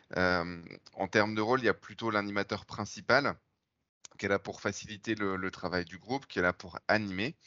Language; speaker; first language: French; native; French